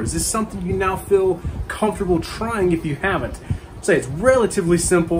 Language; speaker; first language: English; native; English